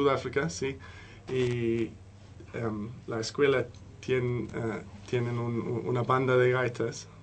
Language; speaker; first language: Spanish; non-native, learner; English